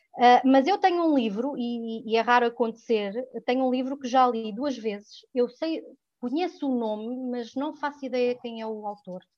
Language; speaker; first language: Portuguese; early bilingual, other home language; French